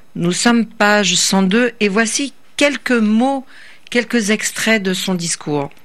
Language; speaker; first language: French; native; French